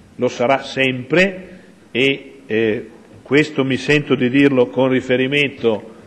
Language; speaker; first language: Italian; native; Italian